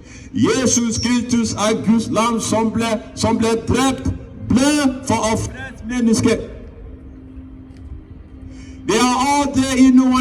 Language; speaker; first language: Norwegian; non-native, fluent; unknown